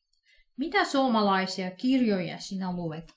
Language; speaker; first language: Finnish; non-native, fluent; Russian